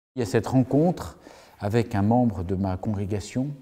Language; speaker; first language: French; native; French